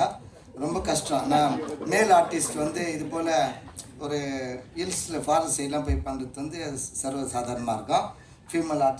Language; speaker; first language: Tamil; native; Tamil